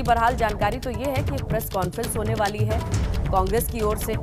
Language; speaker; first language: Hindi; native; Hindi